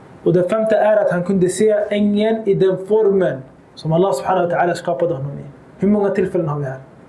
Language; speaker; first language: Swedish; early bilingual, other home language; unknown